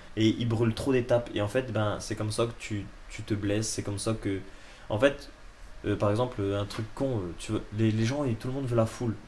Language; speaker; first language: French; native; French